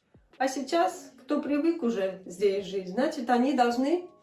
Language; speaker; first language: Russian; native; Russian